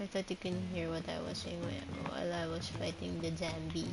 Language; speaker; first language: English; non-native, local second language; Filipino